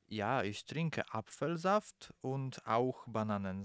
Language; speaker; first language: German; non-native, learner; Polish